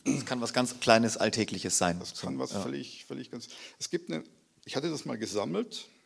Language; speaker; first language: German; native; German